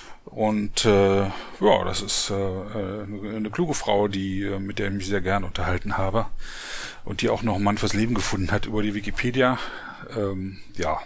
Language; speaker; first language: German; native; German